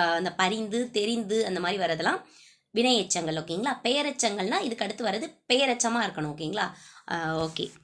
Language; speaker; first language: Tamil; native; Tamil